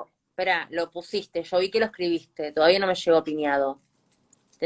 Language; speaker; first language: Spanish; native; Spanish